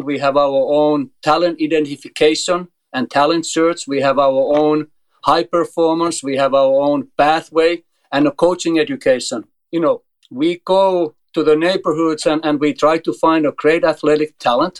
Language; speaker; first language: English; non-native, fluent; Finnish